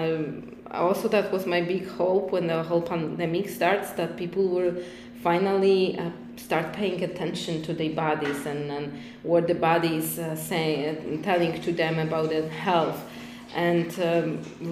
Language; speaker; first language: English; non-native, fluent; Polish